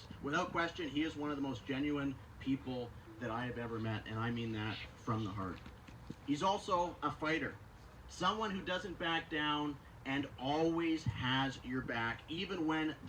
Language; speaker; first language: English; native; English